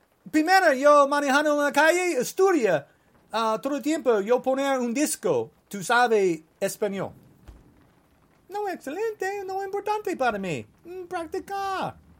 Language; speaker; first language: Spanish; non-native, learner; English